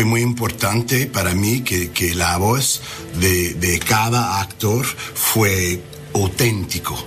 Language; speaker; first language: Spanish; non-native, learner; English